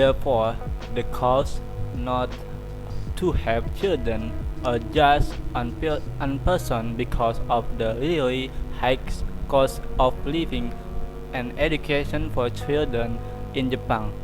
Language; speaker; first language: English; non-native, learner; Indonesian